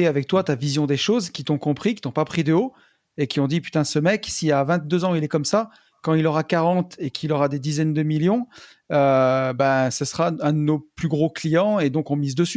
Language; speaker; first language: French; native; French